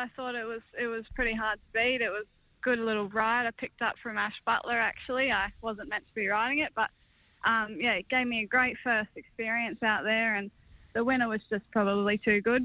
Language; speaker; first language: English; native; English